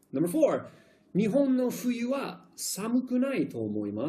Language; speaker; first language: Japanese; non-native, fluent; English